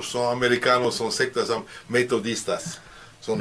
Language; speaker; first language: Spanish; non-native, learner; French